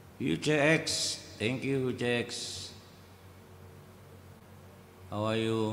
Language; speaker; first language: English; non-native, learner; Indonesian